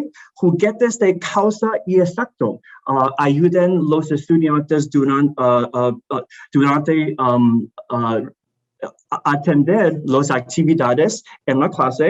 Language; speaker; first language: Spanish; non-native, learner; English